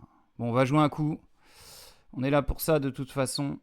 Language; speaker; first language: French; native; French